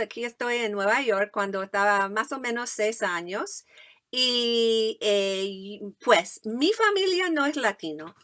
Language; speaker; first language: Spanish; non-native, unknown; English